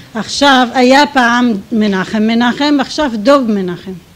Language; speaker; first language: Hebrew; non-native, fluent; Arabic